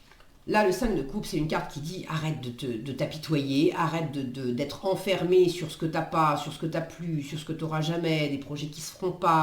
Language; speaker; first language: French; native; French